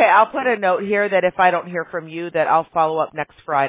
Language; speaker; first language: English; native; English